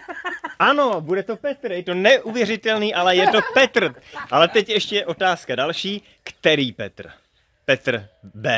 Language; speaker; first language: Czech; native; Czech